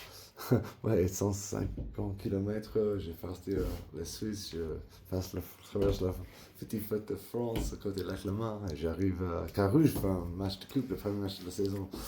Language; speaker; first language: French; non-native, learner; English